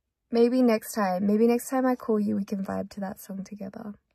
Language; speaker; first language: English; early bilingual, other home language; Korean